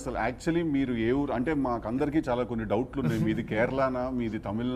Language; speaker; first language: Telugu; native; Telugu